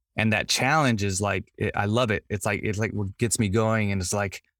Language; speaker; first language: English; native; English